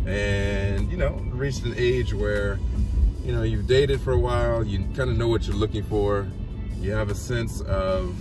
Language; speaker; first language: English; native; English